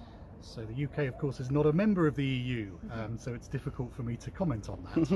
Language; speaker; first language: English; native; English